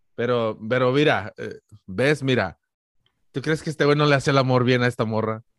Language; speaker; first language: Spanish; native; Spanish